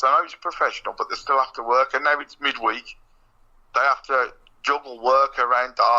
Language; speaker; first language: English; native; English